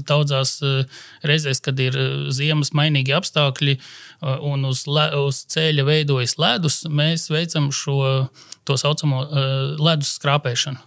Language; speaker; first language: Latvian; native; Latvian